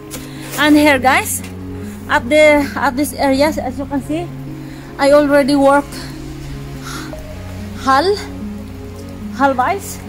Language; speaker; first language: English; non-native, learner; Filipino